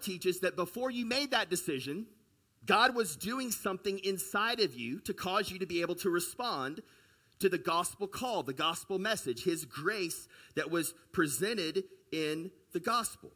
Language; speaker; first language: English; native; English